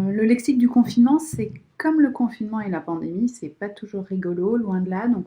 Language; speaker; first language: French; native; French